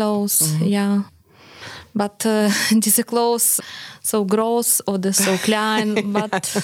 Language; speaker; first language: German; non-native, learner; Ukrainian